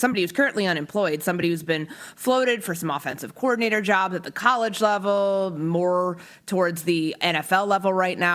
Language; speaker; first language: English; native; English